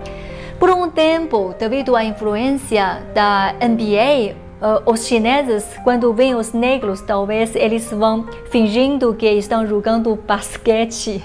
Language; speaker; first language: Portuguese; non-native, fluent; Chinese